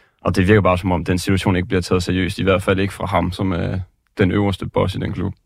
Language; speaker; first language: Danish; native; Danish